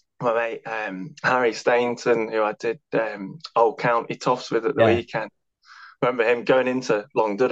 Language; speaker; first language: English; native; English